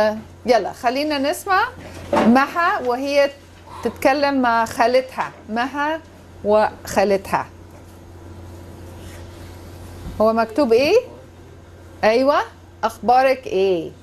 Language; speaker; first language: Arabic; non-native, fluent; English